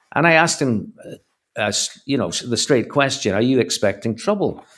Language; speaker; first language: English; native; English